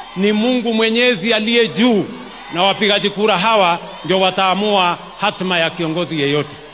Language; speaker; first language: Swahili; non-native, local second language; Kalenjin